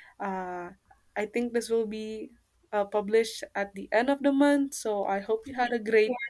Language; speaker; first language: English; non-native, fluent; Indonesian